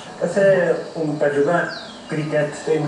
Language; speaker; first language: Portuguese; non-native, learner; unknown